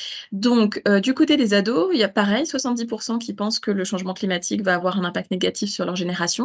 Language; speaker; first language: French; native; French